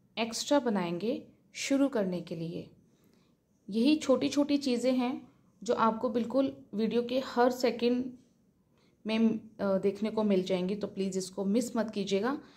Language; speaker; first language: Hindi; native; Hindi